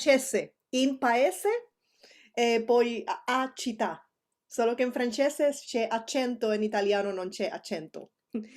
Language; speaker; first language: Italian; non-native, fluent; Spanish